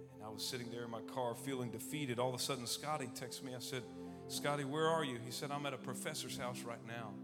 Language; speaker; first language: English; native; English